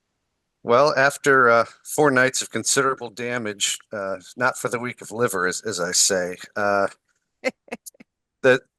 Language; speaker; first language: English; native; English